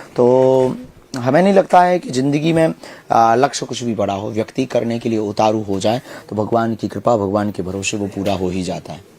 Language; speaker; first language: Hindi; native; Hindi